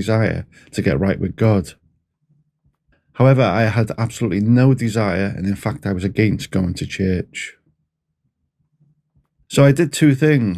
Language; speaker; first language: English; native; English